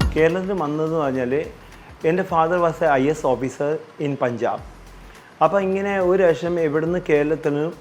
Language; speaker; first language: Malayalam; non-native, local second language; Punjabi